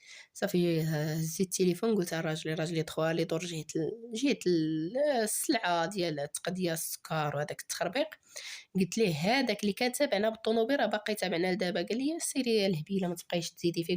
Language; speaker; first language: Arabic; native; Arabic